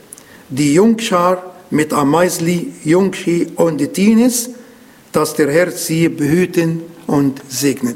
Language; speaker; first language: German; non-native, learner; Arabic